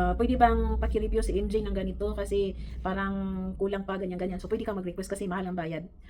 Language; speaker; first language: Filipino; native; Filipino